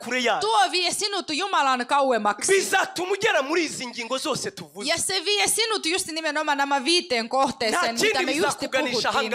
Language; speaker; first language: Finnish; non-native, fluent; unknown